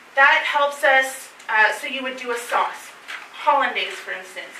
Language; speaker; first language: English; native; English